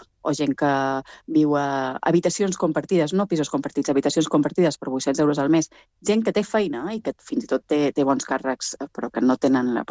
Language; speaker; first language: Catalan; native; Catalan